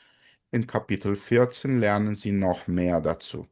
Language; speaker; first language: German; non-native, fluent; Portuguese